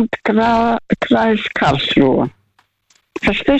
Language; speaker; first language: German; non-native, fluent; Russian